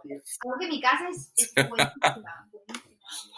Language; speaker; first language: Spanish; non-native, fluent; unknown